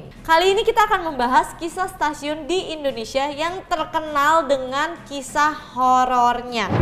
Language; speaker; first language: Indonesian; native; Indonesian